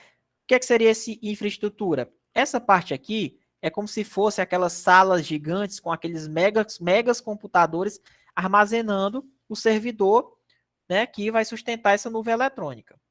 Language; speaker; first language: Portuguese; native; Portuguese